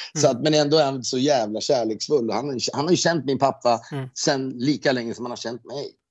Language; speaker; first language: Swedish; native; Swedish